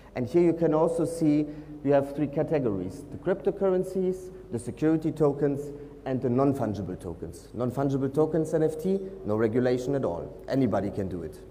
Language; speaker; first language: English; non-native, fluent; German